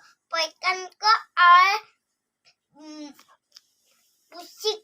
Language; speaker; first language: Hindi; non-native, local second language; Assamese